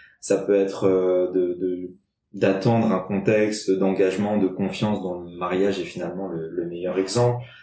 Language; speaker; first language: French; native; French